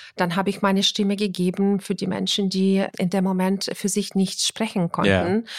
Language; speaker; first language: German; non-native, fluent; Ukrainian